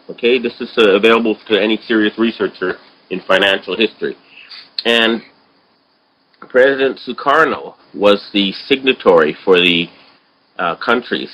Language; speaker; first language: English; native; English